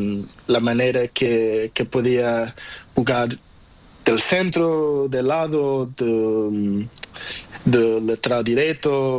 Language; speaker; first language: Spanish; non-native, local second language; Portuguese